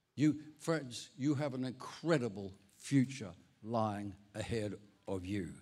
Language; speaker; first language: English; native; English